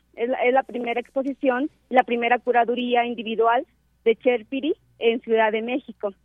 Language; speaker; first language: Spanish; native; Spanish